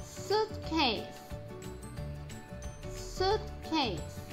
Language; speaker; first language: English; non-native, fluent; Spanish